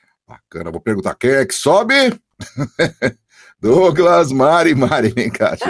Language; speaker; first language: Portuguese; native; Portuguese